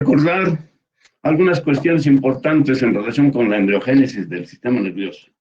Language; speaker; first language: Spanish; native; Spanish